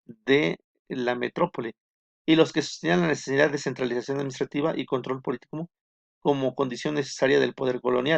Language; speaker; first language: Spanish; native; Spanish